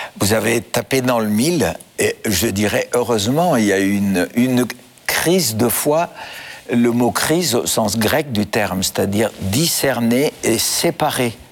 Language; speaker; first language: French; non-native, fluent; Greek